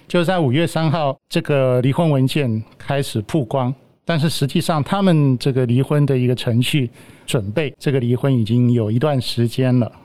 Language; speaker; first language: Chinese; native; Chinese